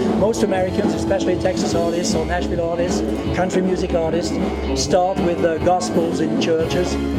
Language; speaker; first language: English; non-native, fluent; French